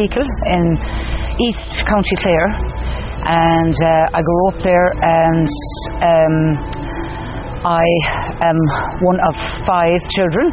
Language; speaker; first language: English; native; English